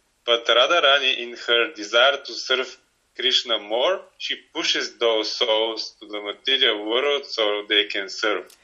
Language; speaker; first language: English; non-native, fluent; Bulgarian